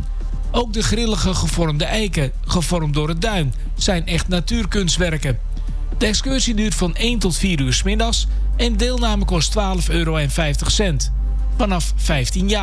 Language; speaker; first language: Dutch; native; Dutch